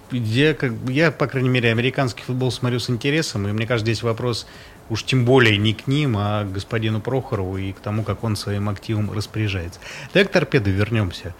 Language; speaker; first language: Russian; native; Russian